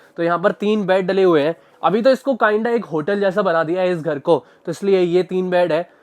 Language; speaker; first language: Hindi; native; Hindi